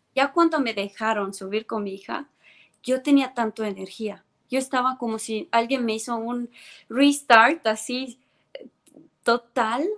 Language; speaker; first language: Spanish; non-native, fluent; Estonian